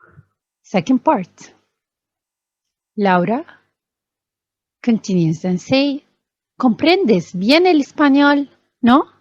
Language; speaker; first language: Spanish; non-native, fluent; Arabic